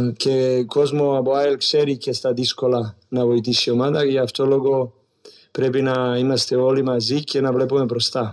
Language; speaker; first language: Greek; non-native, learner; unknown